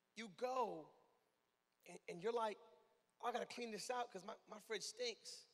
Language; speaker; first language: English; native; English